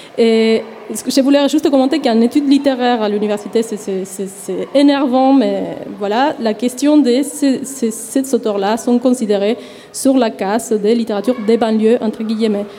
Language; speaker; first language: French; non-native, fluent; Spanish